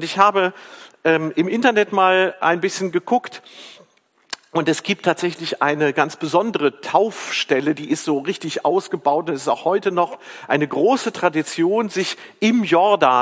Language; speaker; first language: German; native; German